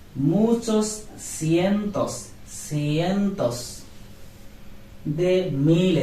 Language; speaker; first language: Spanish; non-native, learner; Bangla